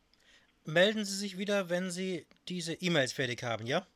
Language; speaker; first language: German; native; German